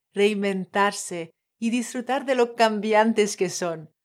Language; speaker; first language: Spanish; non-native, fluent; French